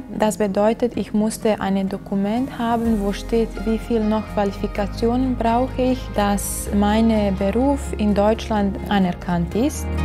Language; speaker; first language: German; non-native, learner; Bosnian